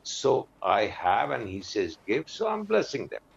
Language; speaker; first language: English; non-native, local second language; Urdu